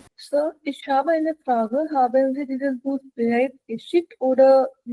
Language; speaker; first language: German; non-native, fluent; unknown